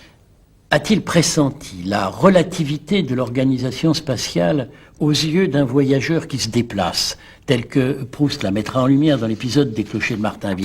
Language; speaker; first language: French; native; French